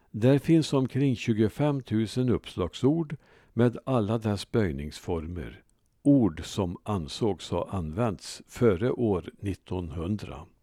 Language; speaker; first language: Swedish; native; Swedish